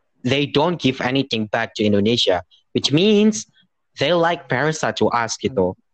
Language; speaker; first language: English; non-native, fluent; Indonesian